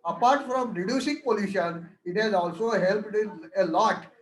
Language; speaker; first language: English; non-native, local second language; Marathi